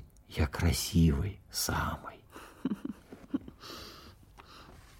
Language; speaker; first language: Russian; native; Russian